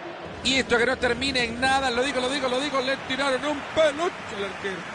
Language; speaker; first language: Spanish; native; Spanish